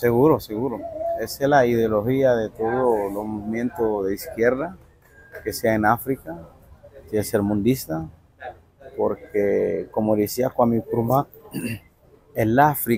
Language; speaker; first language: Spanish; non-native, fluent; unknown